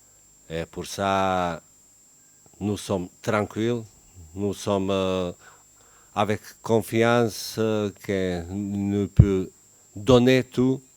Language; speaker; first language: French; non-native, learner; Bosnian